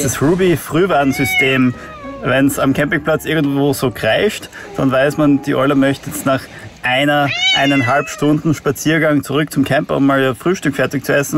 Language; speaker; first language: German; native; German